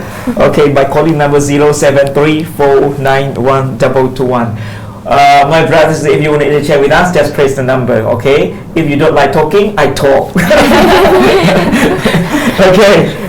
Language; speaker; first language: English; non-native, fluent; Pattani Malay